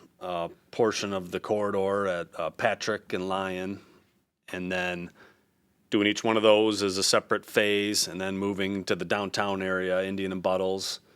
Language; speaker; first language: English; native; English